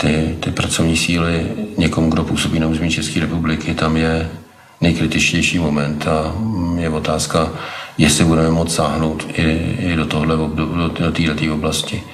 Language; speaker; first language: Czech; native; Czech